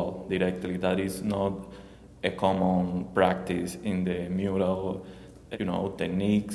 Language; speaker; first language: English; non-native, learner; Spanish